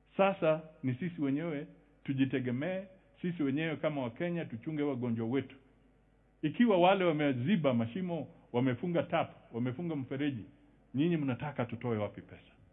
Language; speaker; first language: Swahili; non-native, local second language; Luyia